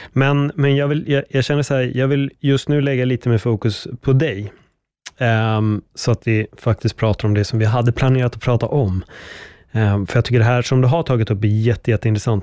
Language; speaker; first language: Swedish; native; Swedish